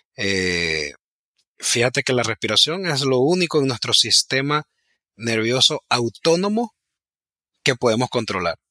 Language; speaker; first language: Spanish; native; Spanish